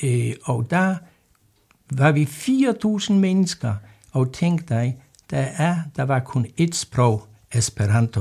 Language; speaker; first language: Danish; non-native, fluent; Polish